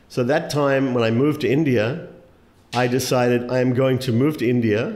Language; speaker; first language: English; native; English